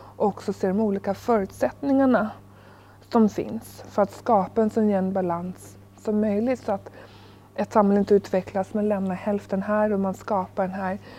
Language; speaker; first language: Swedish; early bilingual, other home language; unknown